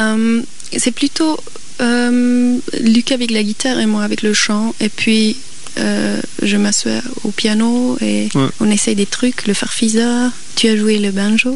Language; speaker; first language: French; non-native, local second language; German